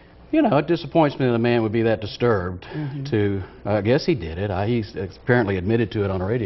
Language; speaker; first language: English; native; English